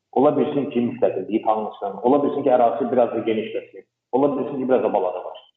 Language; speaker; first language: Azerbaijani; non-native, local second language; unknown